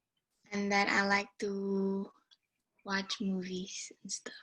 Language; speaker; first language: English; non-native, fluent; Indonesian